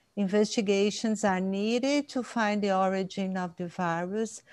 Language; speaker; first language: English; non-native, fluent; Portuguese